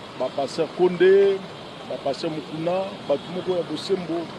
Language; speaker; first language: Lingala; native; Lingala